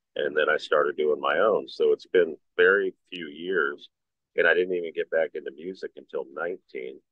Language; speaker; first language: English; native; English